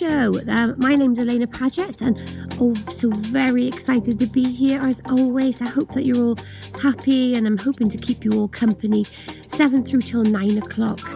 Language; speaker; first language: English; native; English